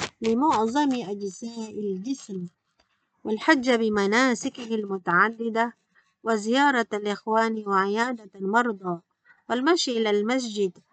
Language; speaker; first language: Arabic; non-native, fluent; Malay